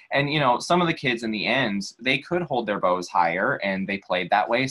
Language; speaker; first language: English; native; English